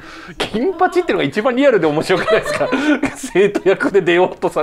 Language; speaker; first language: Japanese; native; Japanese